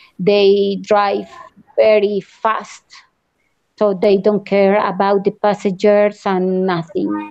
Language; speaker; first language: English; non-native, learner; Spanish